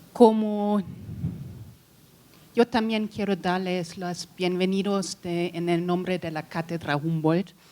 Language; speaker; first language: Spanish; non-native, learner; German